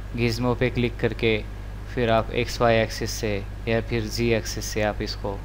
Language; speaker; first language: Hindi; non-native, local second language; Marathi